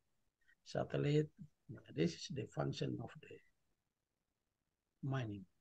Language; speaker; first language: English; non-native, learner; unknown